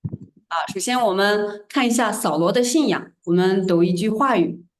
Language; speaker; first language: Chinese; native; Chinese